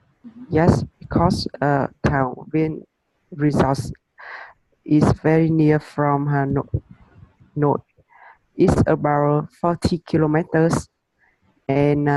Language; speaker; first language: English; non-native, learner; Vietnamese